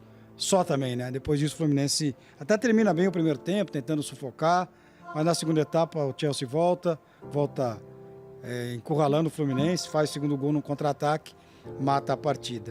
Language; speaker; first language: Portuguese; native; Portuguese